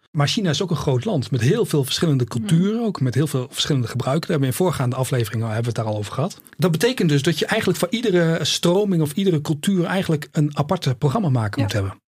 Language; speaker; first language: Dutch; native; Dutch